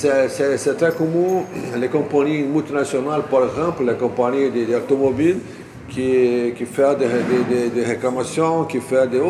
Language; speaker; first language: French; non-native, fluent; Portuguese